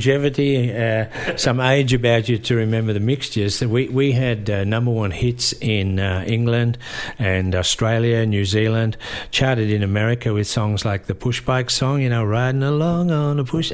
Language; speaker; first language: English; native; English